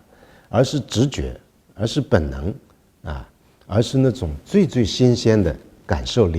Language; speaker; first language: Chinese; native; Chinese